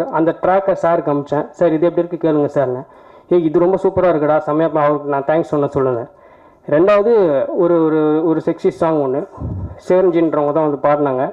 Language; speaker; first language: Tamil; native; Tamil